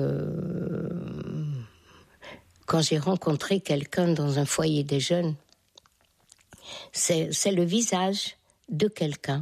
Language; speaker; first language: French; non-native, fluent; Hungarian